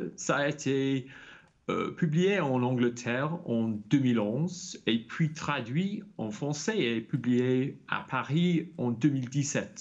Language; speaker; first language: French; non-native, fluent; English